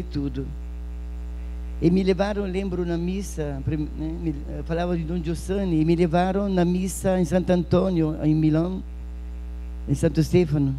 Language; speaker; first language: Portuguese; non-native, fluent; Italian